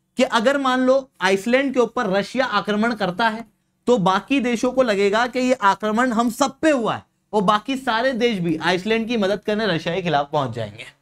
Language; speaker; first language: Hindi; native; Hindi